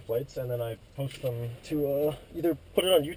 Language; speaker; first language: English; native; English